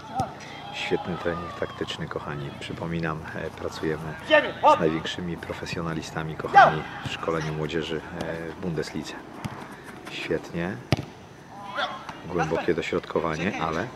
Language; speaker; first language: Polish; native; Polish